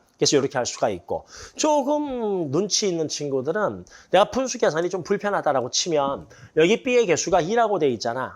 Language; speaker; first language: Korean; native; Korean